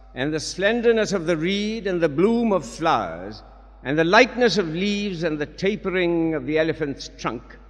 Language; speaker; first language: English; non-native, local second language; Urdu